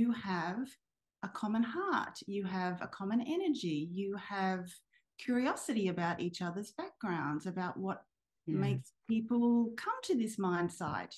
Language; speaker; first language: English; native; English